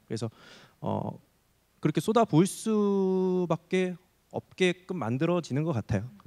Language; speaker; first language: Korean; native; Korean